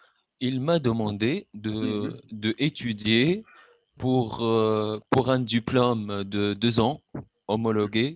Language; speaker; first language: French; non-native, local second language; Arabic